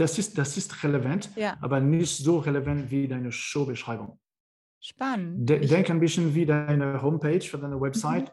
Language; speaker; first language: German; non-native, learner; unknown